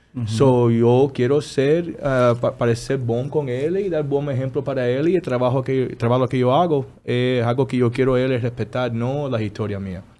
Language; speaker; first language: Portuguese; non-native, learner; Spanish